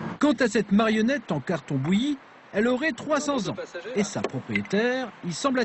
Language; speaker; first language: French; native; French